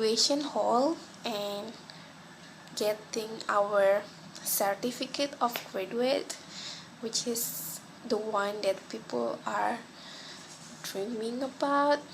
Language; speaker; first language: English; non-native, local second language; Malay